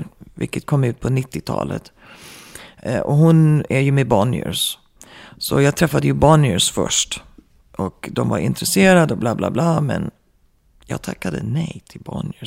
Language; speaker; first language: Swedish; early bilingual, heritage; Swedish